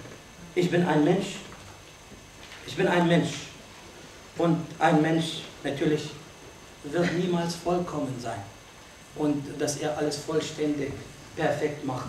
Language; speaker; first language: German; non-native, fluent; Arabic